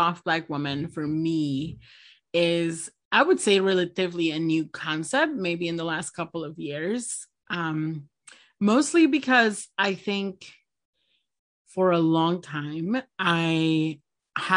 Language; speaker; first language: English; non-native, fluent; Spanish